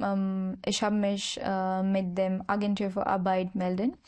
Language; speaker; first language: German; non-native, learner; Marathi